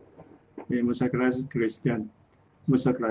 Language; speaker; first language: Spanish; non-native, learner; Chinese